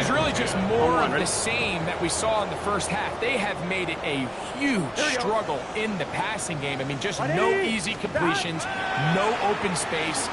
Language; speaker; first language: English; native; English